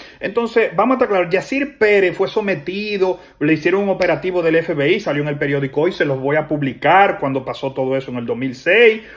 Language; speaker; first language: Spanish; native; Spanish